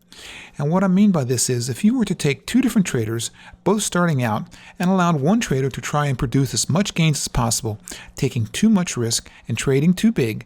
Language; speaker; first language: English; native; English